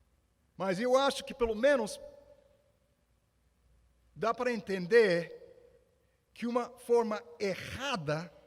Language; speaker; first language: Portuguese; non-native, fluent; English